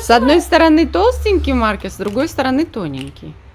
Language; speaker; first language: Russian; native; Russian